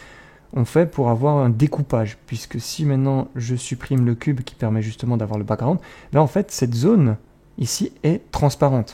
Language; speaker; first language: French; native; French